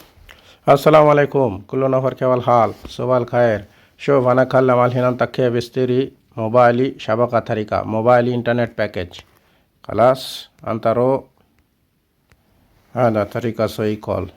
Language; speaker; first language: Arabic; non-native, learner; Bangla